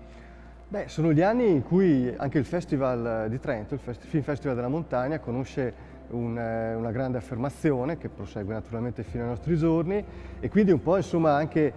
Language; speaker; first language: Italian; native; Italian